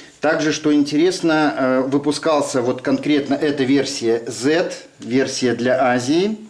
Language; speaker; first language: Russian; native; Russian